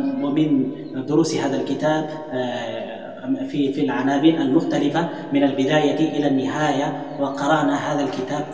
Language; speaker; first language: Arabic; non-native, fluent; Urdu